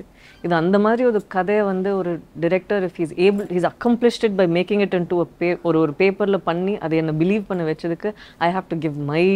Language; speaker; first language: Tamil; non-native, local second language; Badaga